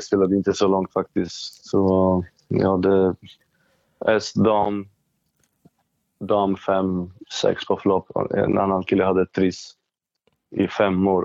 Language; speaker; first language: Swedish; non-native, fluent; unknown